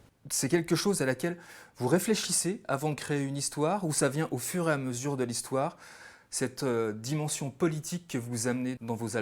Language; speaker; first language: French; native; French